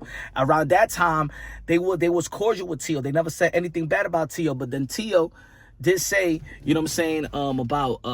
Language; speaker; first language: English; native; English